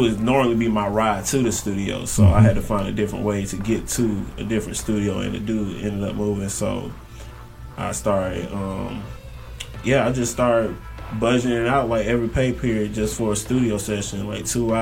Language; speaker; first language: English; native; English